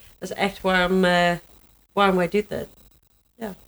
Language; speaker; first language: Dutch; non-native, learner; English